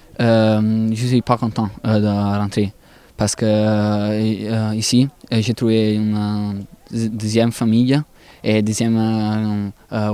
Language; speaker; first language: French; non-native, learner; Italian